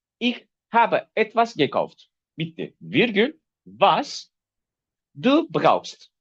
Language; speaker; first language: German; non-native, fluent; Turkish